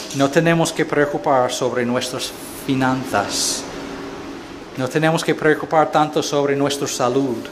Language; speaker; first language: Spanish; non-native, fluent; English